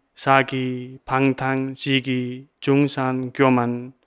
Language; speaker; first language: Korean; non-native, fluent; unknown